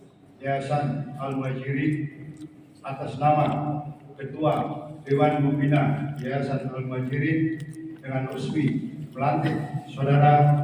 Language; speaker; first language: Indonesian; native; Indonesian